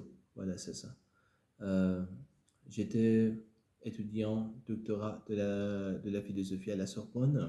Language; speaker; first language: French; non-native, fluent; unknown